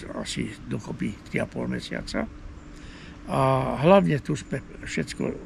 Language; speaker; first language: Slovak; non-native, local second language; Hungarian